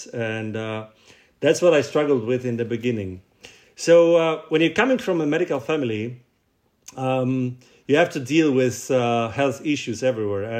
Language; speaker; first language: English; non-native, fluent; Russian